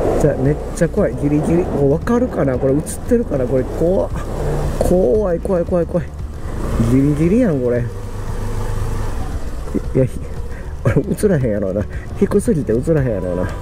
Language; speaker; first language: Japanese; native; Japanese